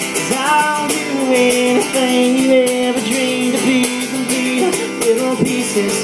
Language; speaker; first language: English; native; English